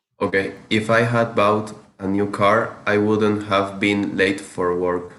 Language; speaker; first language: English; non-native, learner; Spanish